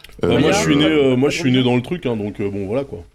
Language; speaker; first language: French; native; French